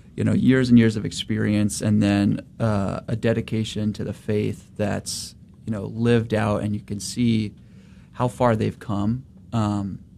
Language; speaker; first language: English; native; English